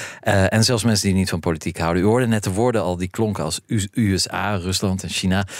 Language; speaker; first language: Dutch; native; Dutch